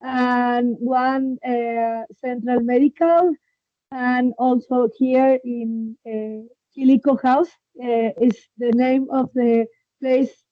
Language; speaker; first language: English; non-native, learner; Spanish